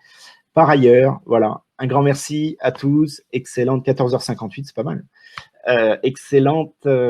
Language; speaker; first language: French; native; French